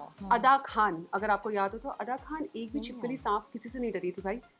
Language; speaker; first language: Hindi; native; Hindi